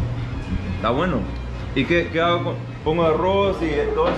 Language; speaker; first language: Spanish; non-native, learner; English